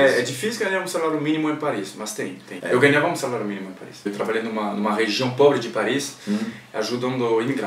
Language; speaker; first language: Portuguese; non-native, fluent; French